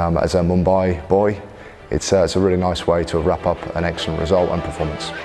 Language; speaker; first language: English; native; English